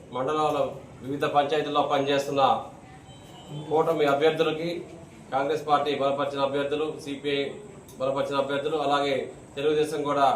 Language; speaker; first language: Telugu; native; Telugu